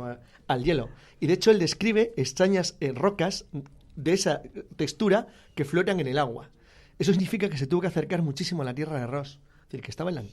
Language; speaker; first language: Spanish; native; Spanish